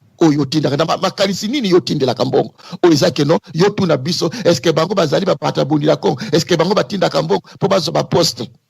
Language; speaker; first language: Lingala; non-native, local second language; Kongo